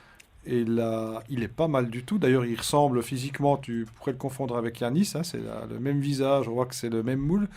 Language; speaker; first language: French; native; French